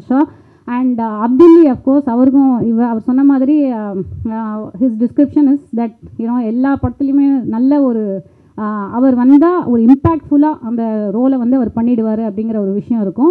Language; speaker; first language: Tamil; native; Tamil